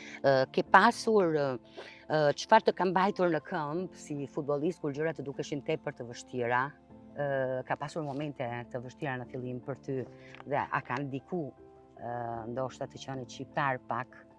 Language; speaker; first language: Albanian; native; Albanian